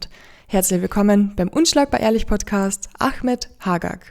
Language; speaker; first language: German; native; German